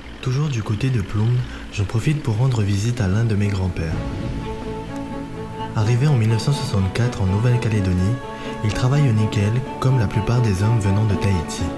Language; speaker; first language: French; native; French